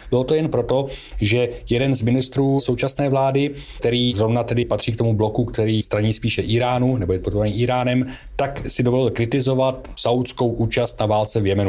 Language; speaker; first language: Czech; native; Czech